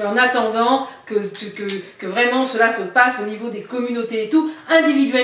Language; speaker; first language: French; native; French